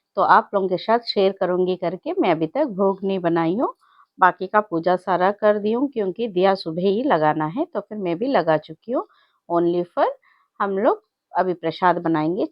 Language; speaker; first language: Hindi; non-native, local second language; Telugu